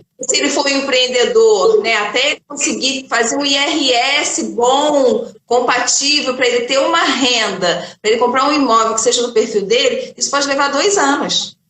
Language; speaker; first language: Portuguese; native; Portuguese